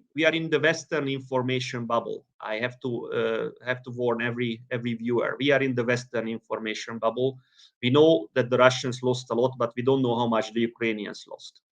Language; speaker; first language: English; non-native, fluent; Hungarian